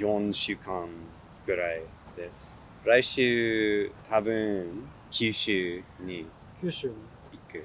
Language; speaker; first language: Japanese; non-native, learner; English